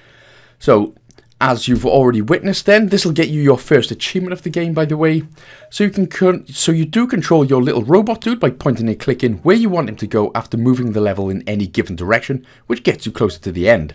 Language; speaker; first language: English; native; English